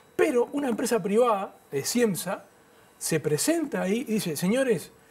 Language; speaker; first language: Spanish; native; Spanish